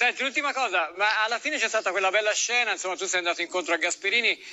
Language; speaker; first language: Italian; native; Italian